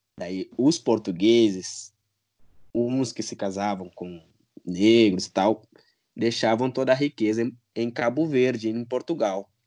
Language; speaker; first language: Portuguese; non-native, local second language; Upper Guinea Crioulo